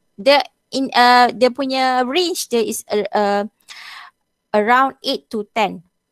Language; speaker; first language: English; non-native, local second language; Malay